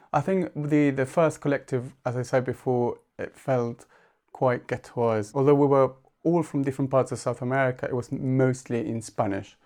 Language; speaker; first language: English; non-native, fluent; Spanish